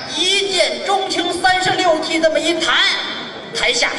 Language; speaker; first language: Chinese; native; Chinese